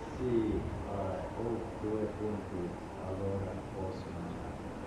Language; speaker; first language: Italian; non-native, learner; Portuguese